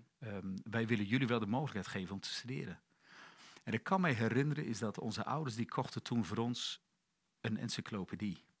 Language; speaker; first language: Dutch; native; Dutch